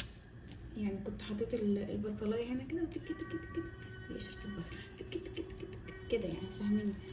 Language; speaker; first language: Arabic; native; Arabic